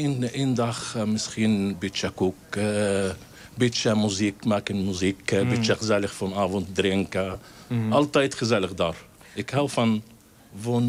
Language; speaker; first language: Dutch; non-native, learner; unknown